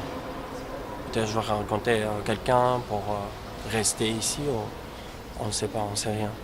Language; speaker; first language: French; non-native, learner; Kurdish